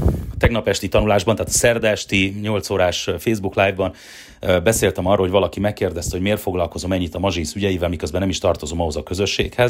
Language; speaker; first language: Hungarian; native; Hungarian